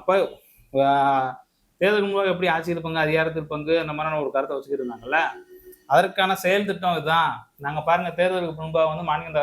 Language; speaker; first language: Tamil; native; Tamil